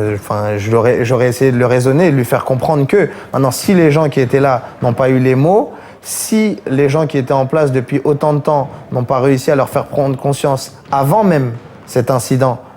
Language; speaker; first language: French; native; French